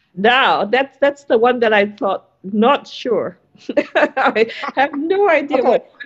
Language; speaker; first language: English; non-native, local second language; Cantonese